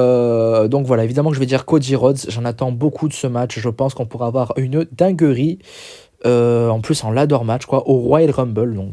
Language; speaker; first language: French; native; French